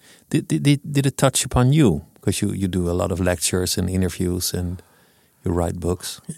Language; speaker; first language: English; non-native, fluent; Dutch